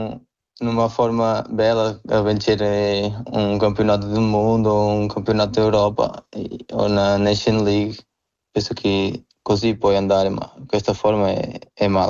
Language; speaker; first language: Italian; non-native, learner; Portuguese